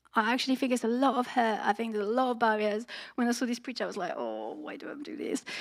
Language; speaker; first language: English; non-native, fluent; French